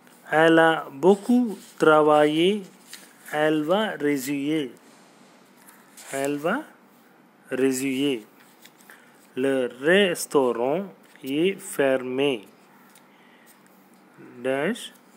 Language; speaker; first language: French; non-native, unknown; Tamil